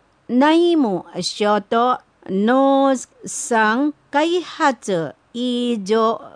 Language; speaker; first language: Japanese; non-native, fluent; Indonesian